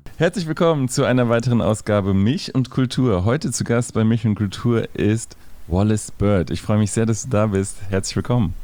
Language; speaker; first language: German; native; German